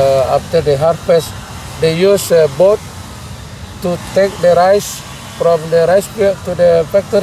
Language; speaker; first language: English; non-native, fluent; Indonesian